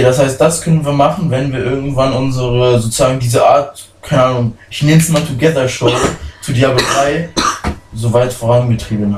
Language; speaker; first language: German; native; German